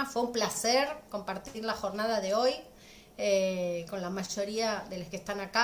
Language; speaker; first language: Spanish; native; Spanish